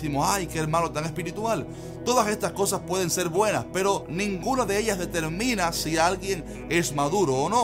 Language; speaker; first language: Spanish; native; Spanish